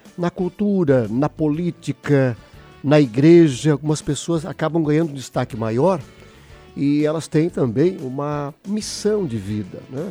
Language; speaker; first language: Portuguese; native; Portuguese